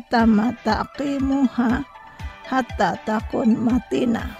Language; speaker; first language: Arabic; non-native, fluent; Indonesian